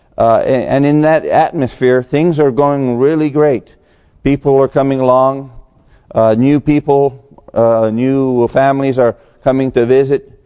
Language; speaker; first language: English; native; English